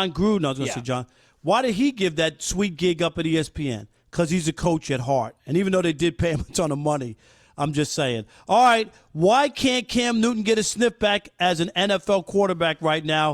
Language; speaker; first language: English; native; English